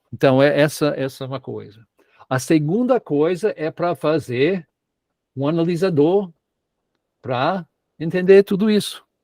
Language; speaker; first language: Portuguese; non-native, fluent; English